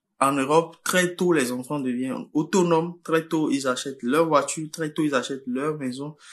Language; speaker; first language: French; non-native, local second language; Fon